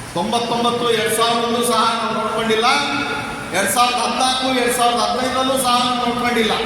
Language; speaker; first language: Kannada; non-native, local second language; Marathi